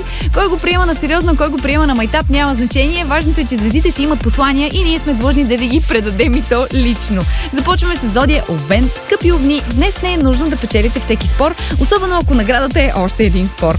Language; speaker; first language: Bulgarian; native; Bulgarian